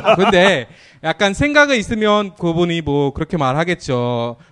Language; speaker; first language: Korean; non-native, fluent; Bangla